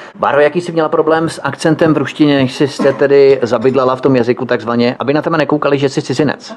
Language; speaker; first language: Czech; native; Czech